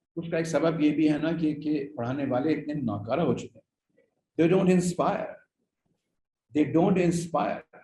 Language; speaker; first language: Urdu; native; Urdu